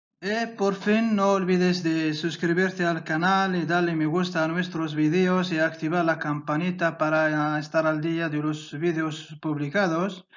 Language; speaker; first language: Spanish; non-native, fluent; Arabic